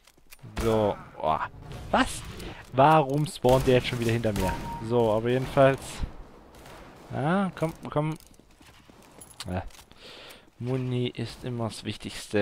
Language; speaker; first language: German; native; German